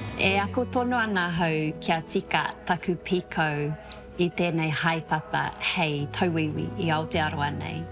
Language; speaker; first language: Māori; non-native, local second language; English